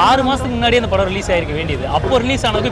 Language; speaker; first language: Tamil; native; Tamil